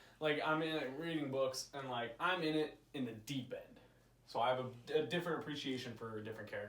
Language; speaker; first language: English; native; English